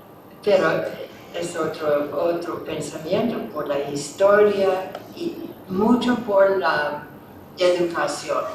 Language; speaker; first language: Spanish; non-native, fluent; English